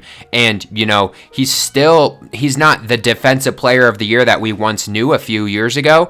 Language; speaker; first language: English; native; English